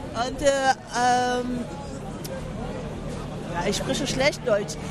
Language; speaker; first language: German; non-native, learner; French